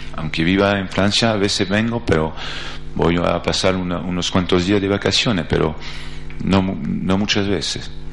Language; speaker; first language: Spanish; non-native, fluent; French